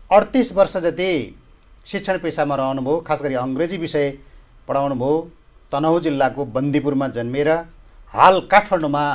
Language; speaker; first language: Nepali; native; Nepali